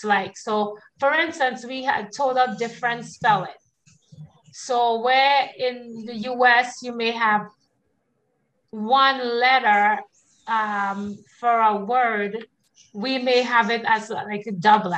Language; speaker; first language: English; native; English